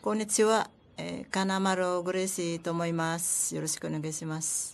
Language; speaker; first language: Japanese; non-native, learner; Filipino